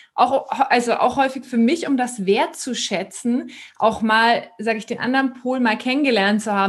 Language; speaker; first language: German; native; German